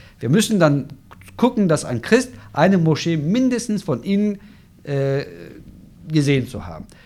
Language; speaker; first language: German; non-native, fluent; Turkish